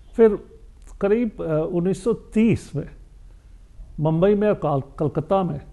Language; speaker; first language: Hindi; non-native, local second language; Bangla